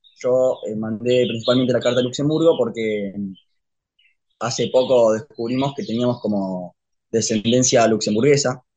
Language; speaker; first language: Spanish; early bilingual, heritage; Spanish